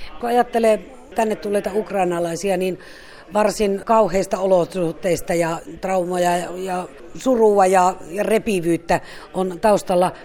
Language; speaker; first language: Finnish; native; Finnish